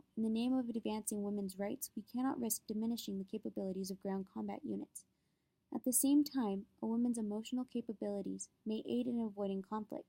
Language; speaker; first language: English; native; English